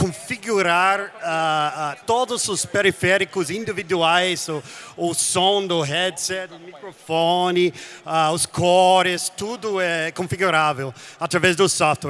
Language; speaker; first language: Portuguese; non-native, fluent; English